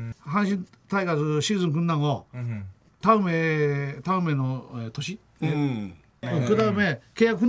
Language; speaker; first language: Korean; non-native, learner; Japanese